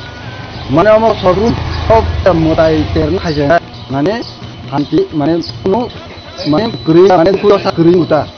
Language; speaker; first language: Bangla; non-native, local second language; Kok Borok